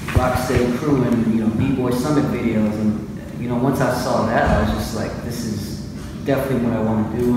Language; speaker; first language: English; native; English